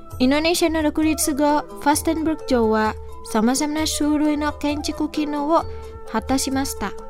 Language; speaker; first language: Japanese; non-native, fluent; Indonesian